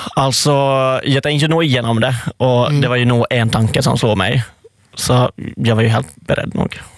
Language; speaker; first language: Swedish; native; Swedish